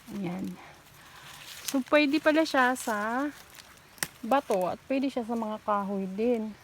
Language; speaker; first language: Filipino; non-native, local second language; Waray